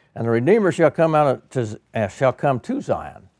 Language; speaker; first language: English; native; English